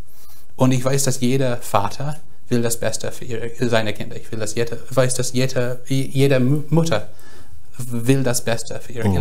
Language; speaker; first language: German; non-native, fluent; English